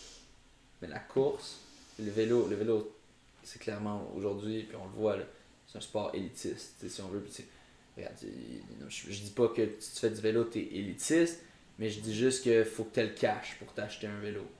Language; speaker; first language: French; native; French